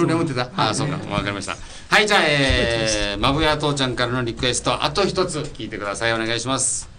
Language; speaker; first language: Japanese; native; Japanese